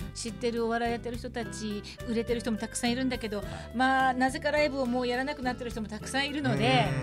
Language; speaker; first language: Japanese; native; Japanese